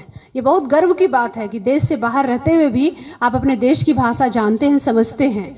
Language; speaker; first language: Hindi; native; Hindi